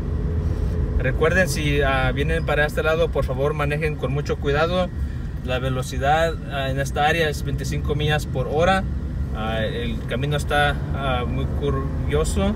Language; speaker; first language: Spanish; early bilingual, heritage; Spanish